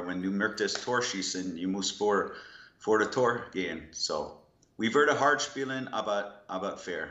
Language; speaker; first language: German; non-native, learner; English